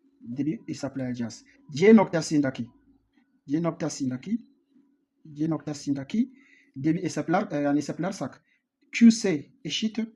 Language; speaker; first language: Turkish; non-native, learner; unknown